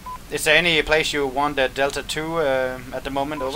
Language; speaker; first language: English; non-native, fluent; Danish